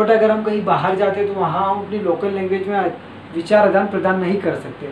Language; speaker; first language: Hindi; native; Hindi